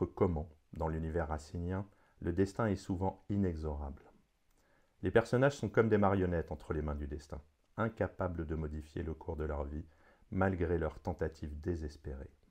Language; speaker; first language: French; native; French